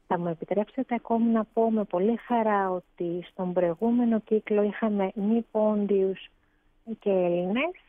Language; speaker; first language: Greek; early bilingual, other home language; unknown